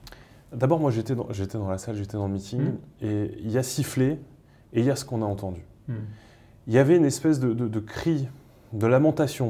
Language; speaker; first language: French; native; French